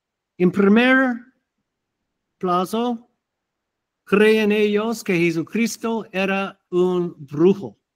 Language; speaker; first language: Spanish; non-native, fluent; English